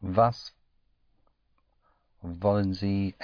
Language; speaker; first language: German; non-native, learner; English